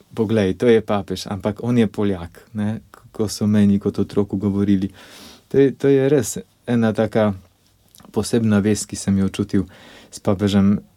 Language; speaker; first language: Slovenian; non-native, fluent; Polish